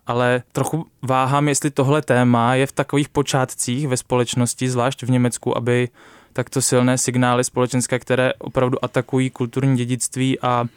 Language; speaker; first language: Czech; native; Czech